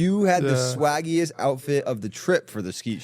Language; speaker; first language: English; native; English